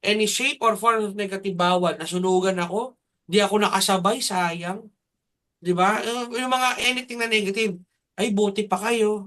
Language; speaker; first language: Filipino; native; Filipino